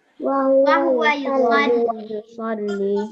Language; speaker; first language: Arabic; non-native, learner; Indonesian